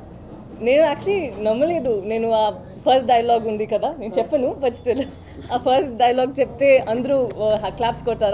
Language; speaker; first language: Telugu; non-native, learner; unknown